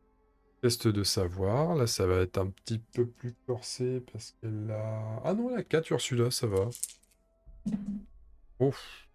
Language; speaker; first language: French; native; French